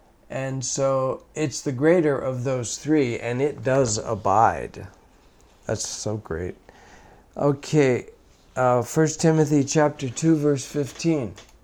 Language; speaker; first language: English; native; English